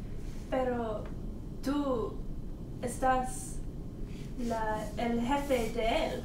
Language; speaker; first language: Spanish; non-native, learner; English